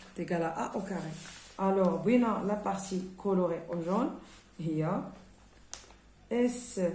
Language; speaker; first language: French; non-native, local second language; Arabic